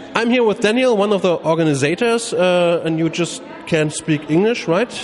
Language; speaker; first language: English; non-native, fluent; German